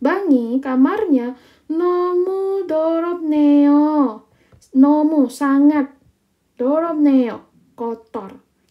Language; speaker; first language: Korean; non-native, fluent; Indonesian